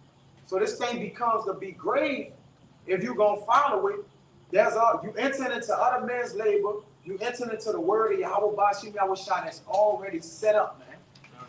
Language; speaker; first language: English; native; English